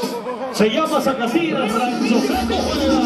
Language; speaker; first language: Spanish; native; Spanish